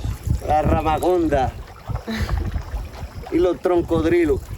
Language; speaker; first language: Spanish; native; Spanish